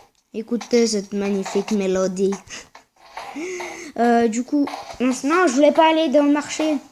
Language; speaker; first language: French; native; French